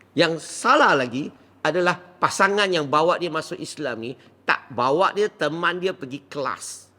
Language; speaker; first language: Malay; non-native, local second language; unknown